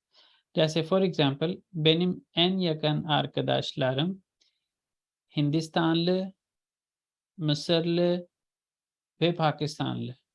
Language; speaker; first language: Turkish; non-native, fluent; Urdu